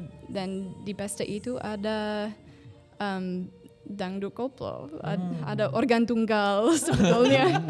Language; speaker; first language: Indonesian; non-native, fluent; English